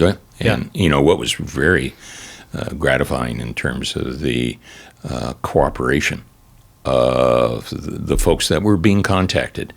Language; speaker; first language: English; native; English